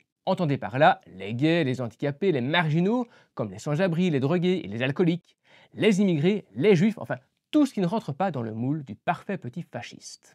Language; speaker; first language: French; native; French